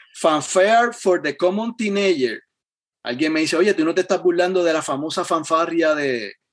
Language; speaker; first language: Spanish; native; Spanish